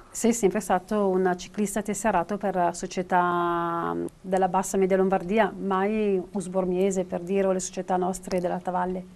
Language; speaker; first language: Italian; native; Italian